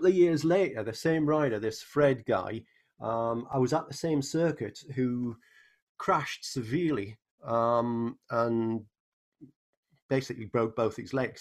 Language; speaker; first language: English; native; English